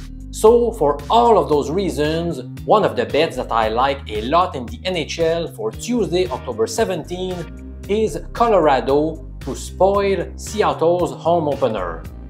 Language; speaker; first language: English; non-native, fluent; French